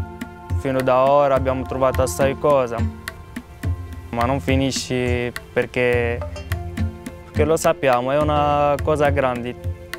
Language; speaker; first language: Italian; non-native, learner; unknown